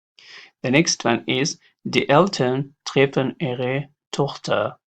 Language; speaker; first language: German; non-native, learner; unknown